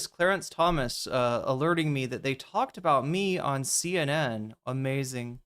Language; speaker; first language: English; native; English